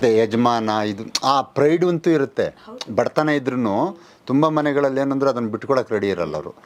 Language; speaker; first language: Kannada; native; Kannada